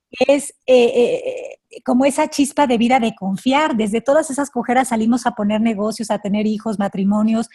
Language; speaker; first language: Spanish; native; Spanish